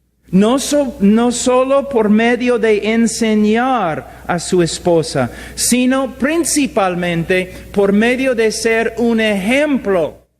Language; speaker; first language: Spanish; non-native, fluent; English